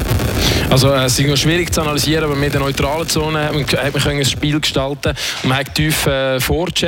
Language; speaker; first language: German; native; German